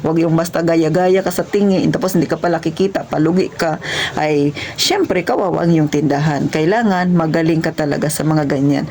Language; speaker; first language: Filipino; non-native, local second language; Cebuano